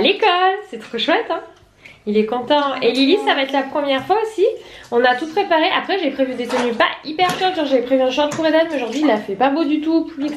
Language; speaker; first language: French; native; French